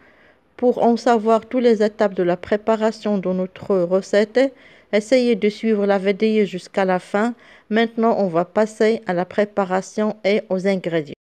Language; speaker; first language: French; non-native, local second language; Arabic